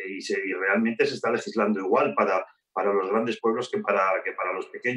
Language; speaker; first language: Spanish; native; Spanish